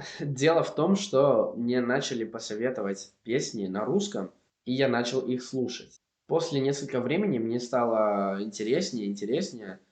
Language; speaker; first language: Russian; non-native, fluent; Spanish